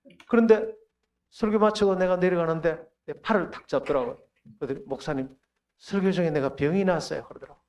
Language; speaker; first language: Korean; native; Korean